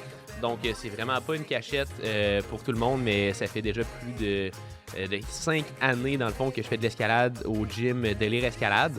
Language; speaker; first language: French; native; French